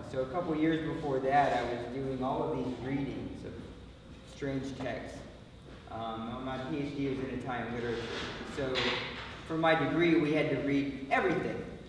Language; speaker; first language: English; native; English